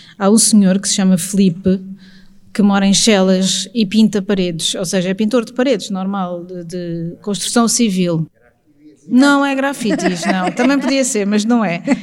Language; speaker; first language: Portuguese; native; Portuguese